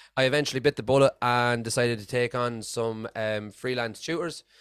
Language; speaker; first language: English; native; English